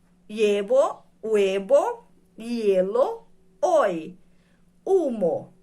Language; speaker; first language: Spanish; non-native, fluent; Portuguese